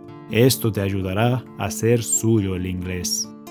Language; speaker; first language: Spanish; non-native, fluent; English